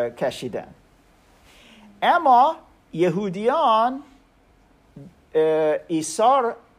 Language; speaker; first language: Persian; non-native, learner; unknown